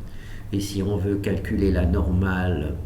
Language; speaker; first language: French; native; French